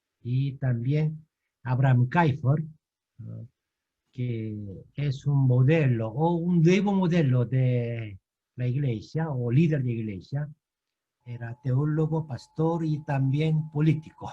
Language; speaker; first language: Spanish; non-native, fluent; Korean